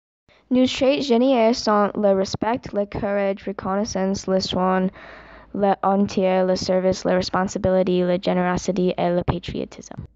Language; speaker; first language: French; non-native, learner; English